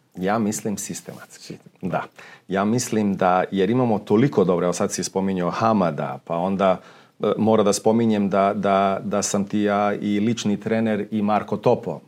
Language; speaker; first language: Serbian; early bilingual, heritage; Serbian